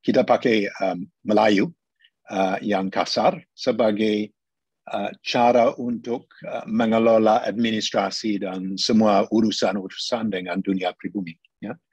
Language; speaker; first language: Indonesian; non-native, fluent; English